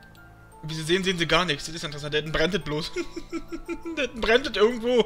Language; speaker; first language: German; native; German